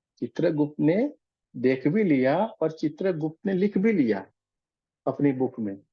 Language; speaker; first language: Hindi; non-native, local second language; Gujarati